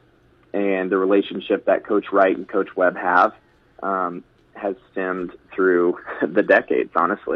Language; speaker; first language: English; native; English